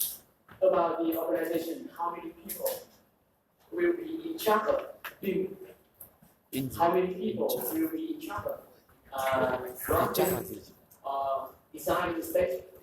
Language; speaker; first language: English; non-native, fluent; Vietnamese